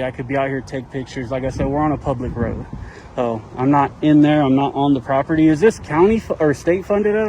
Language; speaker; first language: English; native; English